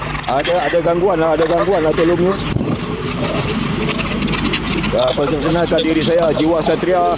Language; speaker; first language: Malay; native; Malay